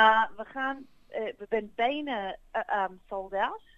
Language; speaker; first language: Dutch; early bilingual, heritage; English